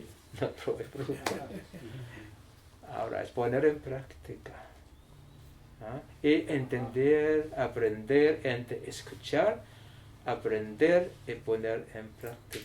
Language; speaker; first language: Spanish; non-native, learner; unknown